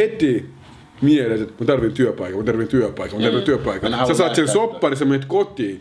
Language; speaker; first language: Finnish; early bilingual, other home language; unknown